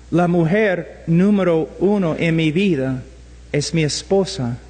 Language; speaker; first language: Spanish; non-native, fluent; English